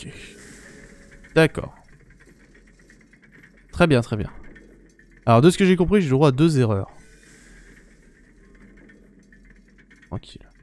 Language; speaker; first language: French; native; French